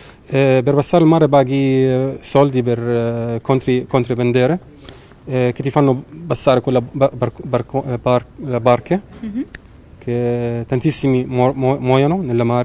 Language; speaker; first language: Italian; non-native, learner; Arabic